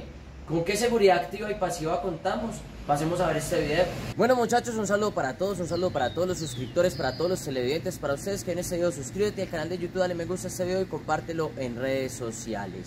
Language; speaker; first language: Spanish; native; Spanish